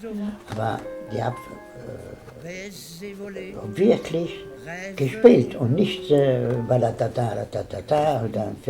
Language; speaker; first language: German; non-native, learner; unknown